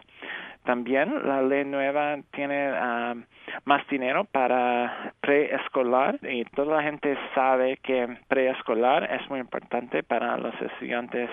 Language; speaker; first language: Spanish; early bilingual, heritage; English